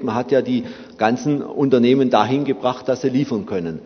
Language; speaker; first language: German; native; German